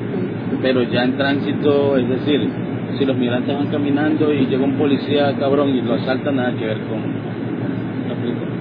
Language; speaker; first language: Spanish; native; Spanish